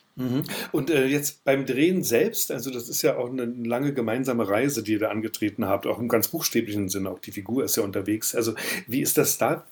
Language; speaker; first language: German; native; German